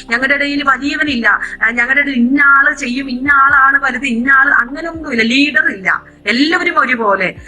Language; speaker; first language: Malayalam; native; Malayalam